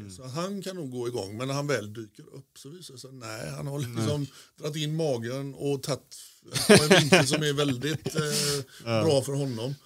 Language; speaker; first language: Swedish; native; Swedish